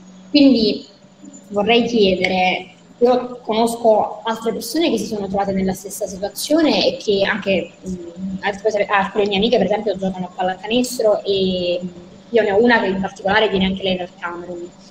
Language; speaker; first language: Italian; native; Italian